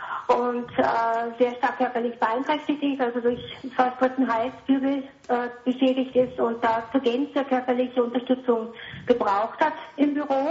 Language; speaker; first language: German; native; German